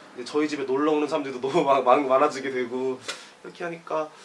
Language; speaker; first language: Korean; native; Korean